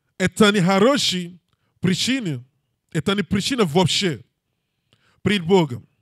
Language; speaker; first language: Russian; non-native, learner; English